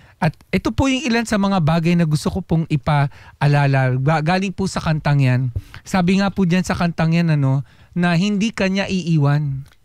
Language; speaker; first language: Filipino; native; Filipino